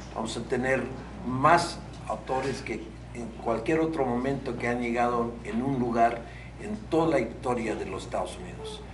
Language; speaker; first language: Spanish; early bilingual, heritage; Spanish